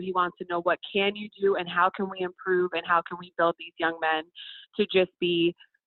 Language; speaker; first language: English; early bilingual, other home language; Spanish